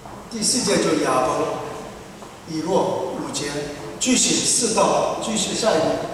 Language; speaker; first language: Chinese; non-native, fluent; Korean